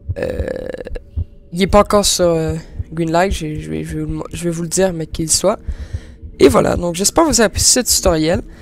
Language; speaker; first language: French; native; French